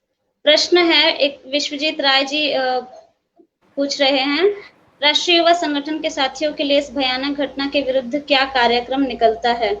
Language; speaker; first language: Hindi; native; Hindi